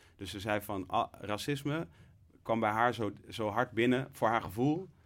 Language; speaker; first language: Dutch; native; Dutch